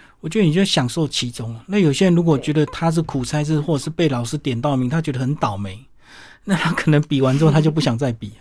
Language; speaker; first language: Chinese; native; Chinese